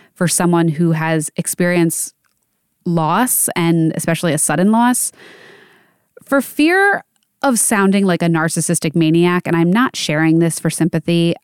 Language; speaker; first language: English; native; English